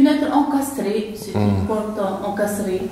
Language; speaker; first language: French; non-native, local second language; Arabic